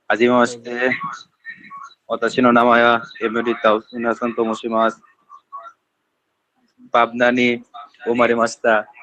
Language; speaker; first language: Japanese; non-native, learner; Bangla